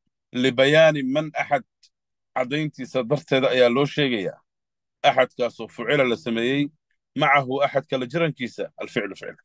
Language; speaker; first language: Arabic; non-native, local second language; Somali